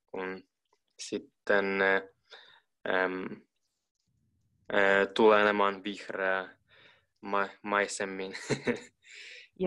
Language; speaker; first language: Finnish; non-native, learner; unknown